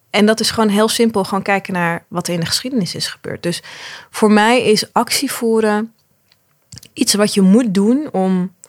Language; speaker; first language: Dutch; early bilingual, other home language; Arabic